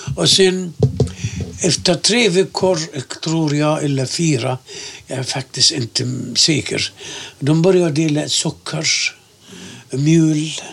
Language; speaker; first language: Swedish; non-native, fluent; Arabic